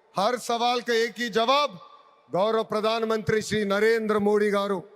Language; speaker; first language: Hindi; non-native, local second language; Telugu